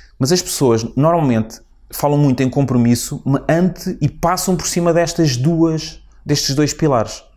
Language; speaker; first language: Portuguese; native; Portuguese